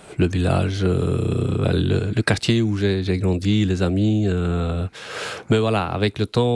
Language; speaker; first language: French; non-native, fluent; Albanian